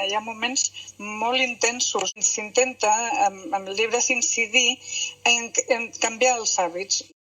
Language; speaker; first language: Catalan; non-native, local second language; Spanish